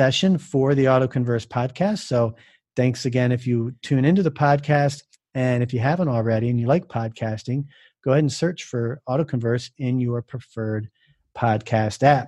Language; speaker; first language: English; native; English